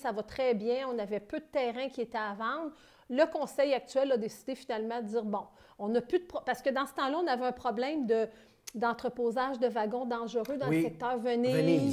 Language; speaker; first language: French; native; French